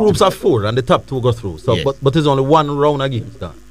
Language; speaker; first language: English; native; English